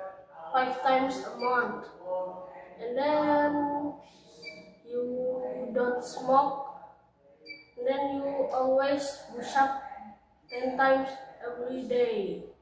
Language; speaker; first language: English; non-native, learner; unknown